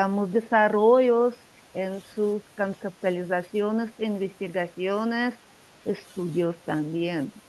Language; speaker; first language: Spanish; non-native, learner; Russian